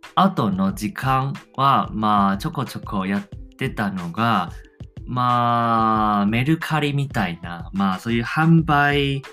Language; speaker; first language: Japanese; non-native, fluent; Chinese